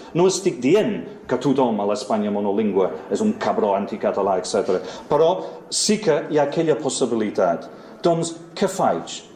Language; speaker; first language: Catalan; non-native, fluent; English